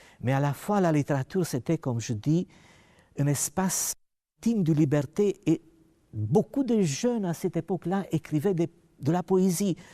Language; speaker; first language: French; non-native, fluent; Romanian